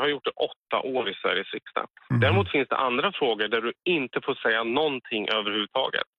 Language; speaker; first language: Swedish; native; Swedish